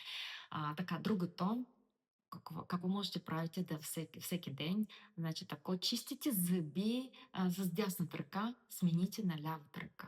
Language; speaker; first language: Bulgarian; non-native, learner; Russian